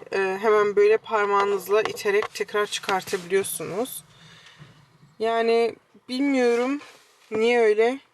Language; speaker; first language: Turkish; early bilingual, heritage; Turkish